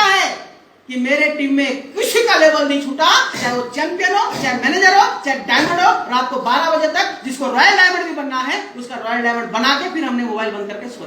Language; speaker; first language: Hindi; non-native, local second language; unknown